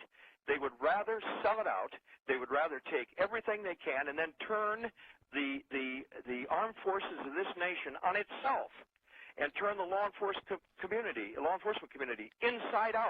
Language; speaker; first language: English; native; English